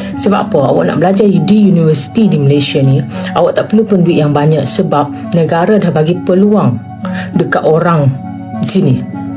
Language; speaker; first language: Malay; non-native, fluent; Thai